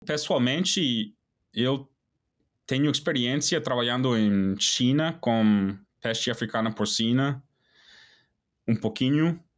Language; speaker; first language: Portuguese; non-native, fluent; English